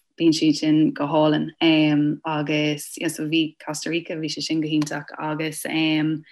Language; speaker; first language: Irish; non-native, local second language; English